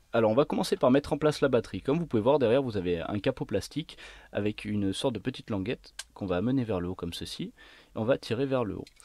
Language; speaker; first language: French; native; French